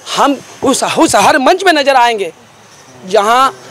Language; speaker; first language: Hindi; native; Hindi